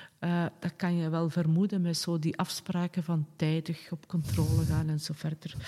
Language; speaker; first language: Dutch; native; Dutch